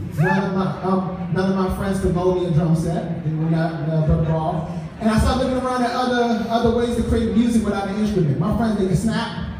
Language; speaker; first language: English; native; English